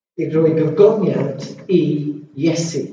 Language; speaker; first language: Welsh; non-native, local second language; English